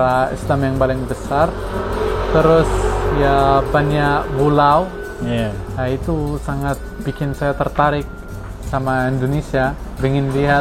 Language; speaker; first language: Indonesian; non-native, fluent; Arabic